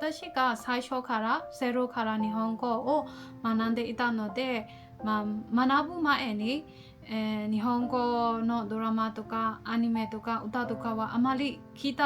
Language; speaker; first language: Japanese; non-native, fluent; Burmese